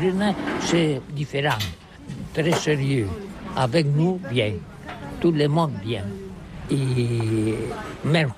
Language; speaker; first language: French; non-native, learner; Catalan